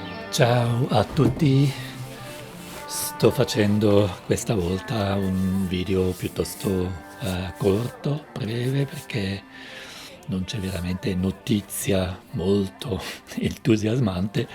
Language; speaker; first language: Italian; non-native, fluent; German